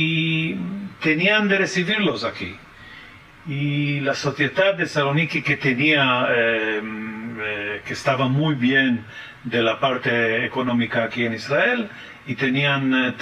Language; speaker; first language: Spanish; early bilingual, heritage; French